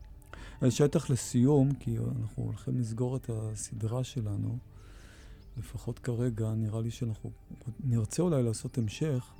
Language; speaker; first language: Hebrew; native; Hebrew